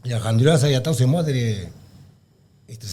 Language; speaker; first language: Indonesian; non-native, learner; Spanish